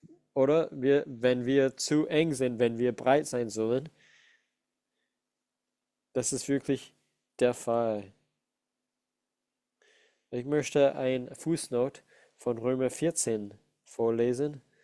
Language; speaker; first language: German; non-native, fluent; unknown